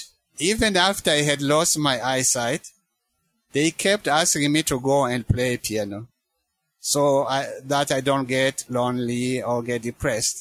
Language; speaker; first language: English; non-native, local second language; Kinyarwanda